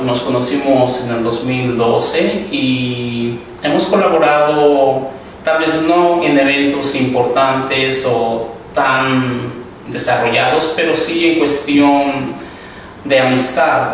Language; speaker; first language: Spanish; native; Spanish